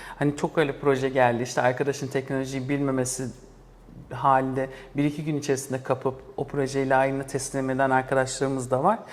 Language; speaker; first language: Turkish; early bilingual, heritage; Turkish